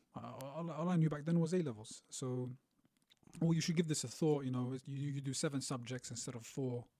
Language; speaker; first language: English; native; English